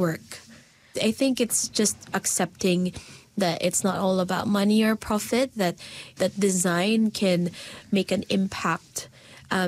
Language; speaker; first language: English; non-native, local second language; Filipino